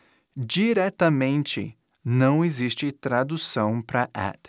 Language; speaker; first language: Portuguese; non-native, fluent; English